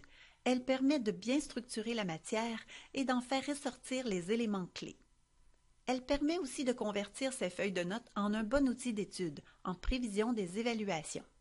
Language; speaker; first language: French; native; French